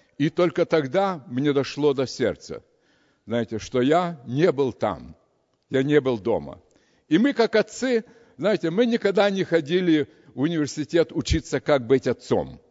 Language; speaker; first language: Russian; early bilingual, heritage; Russian